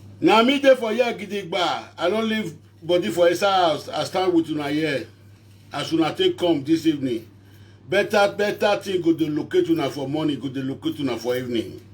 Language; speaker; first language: Nigerian Pidgin; non-native, local second language; Bini